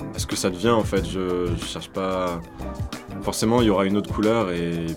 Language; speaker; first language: French; native; French